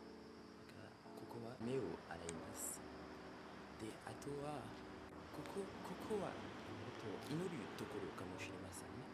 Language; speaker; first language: Japanese; non-native, fluent; French